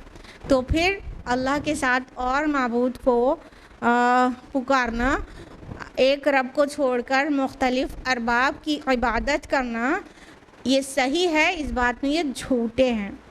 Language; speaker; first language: Urdu; native; Urdu